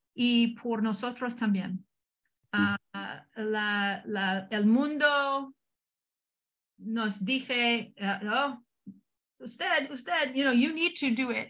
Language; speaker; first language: Spanish; non-native, learner; English